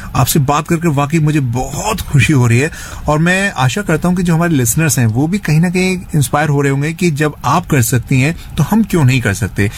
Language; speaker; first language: Hindi; native; Hindi